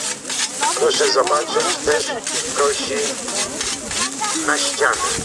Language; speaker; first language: Polish; native; Polish